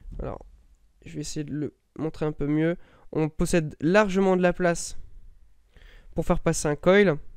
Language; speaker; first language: French; native; French